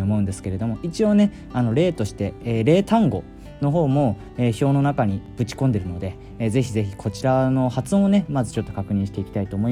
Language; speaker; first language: Japanese; native; Japanese